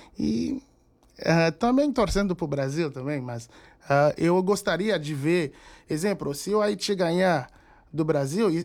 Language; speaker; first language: Portuguese; non-native, fluent; Haitian Creole